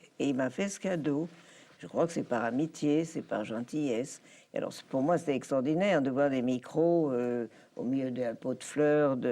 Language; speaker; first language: French; early bilingual, other home language; Polish